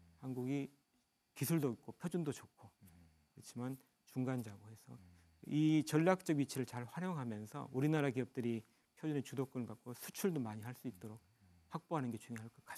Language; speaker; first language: Korean; native; Korean